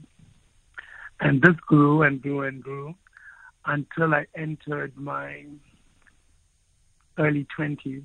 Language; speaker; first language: English; non-native, local second language; Afrikaans